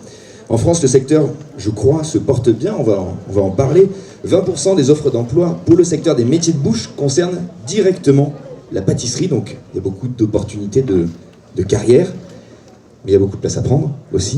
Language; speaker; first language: French; native; French